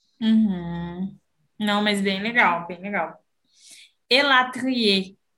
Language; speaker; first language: Portuguese; native; Portuguese